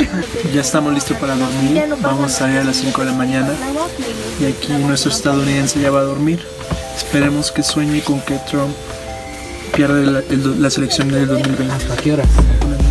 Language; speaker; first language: Spanish; native; Spanish